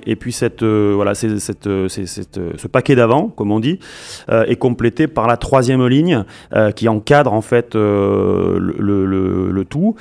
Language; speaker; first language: French; native; French